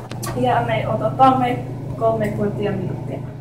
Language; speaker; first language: Finnish; non-native, learner; English